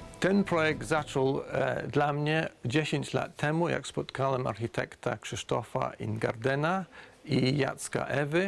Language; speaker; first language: Polish; non-native, fluent; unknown